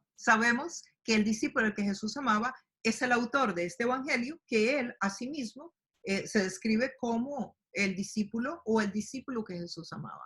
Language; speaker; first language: Spanish; native; Spanish